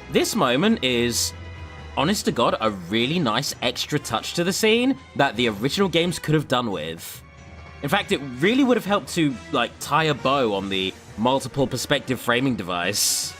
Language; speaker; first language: English; native; English